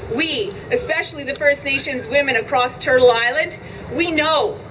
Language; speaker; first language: English; native; English